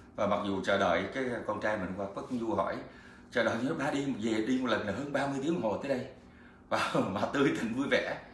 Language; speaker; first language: Vietnamese; native; Vietnamese